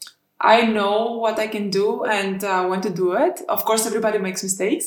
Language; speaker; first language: English; non-native, fluent; Greek